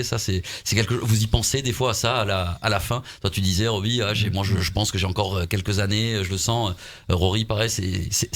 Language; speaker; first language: French; native; French